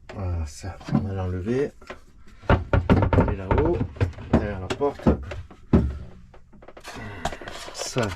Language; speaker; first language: French; native; French